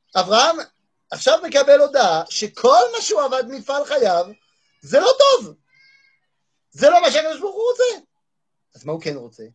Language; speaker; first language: Hebrew; non-native, fluent; French